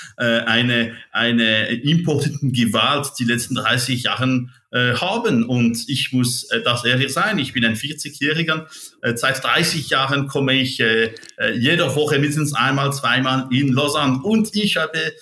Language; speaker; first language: German; non-native, local second language; French